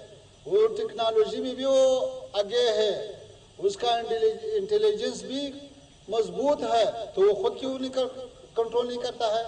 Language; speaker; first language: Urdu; non-native, fluent; Pashto